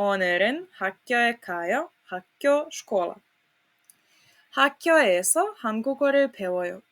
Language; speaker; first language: Korean; non-native, fluent; Serbian